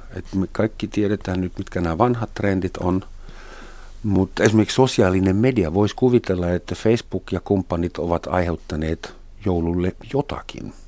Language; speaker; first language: Finnish; non-native, fluent; German